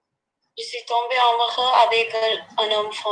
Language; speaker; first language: French; non-native, learner; English